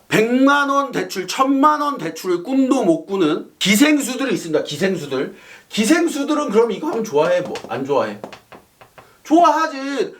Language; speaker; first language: Korean; native; Korean